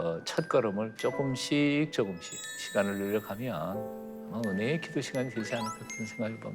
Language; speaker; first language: Korean; native; Korean